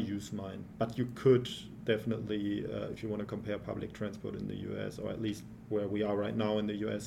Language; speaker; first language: English; non-native, fluent; German